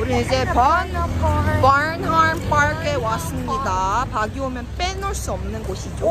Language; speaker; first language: Korean; native; Korean